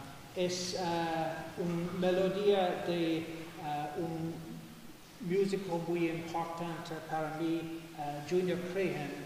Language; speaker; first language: Spanish; non-native, learner; English